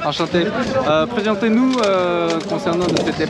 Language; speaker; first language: French; non-native, learner; Korean